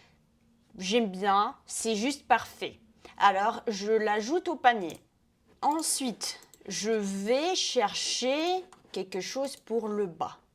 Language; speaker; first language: French; non-native, fluent; Russian